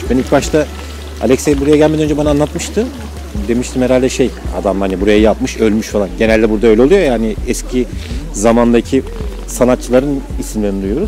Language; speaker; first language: Turkish; native; Turkish